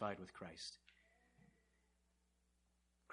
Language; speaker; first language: English; native; English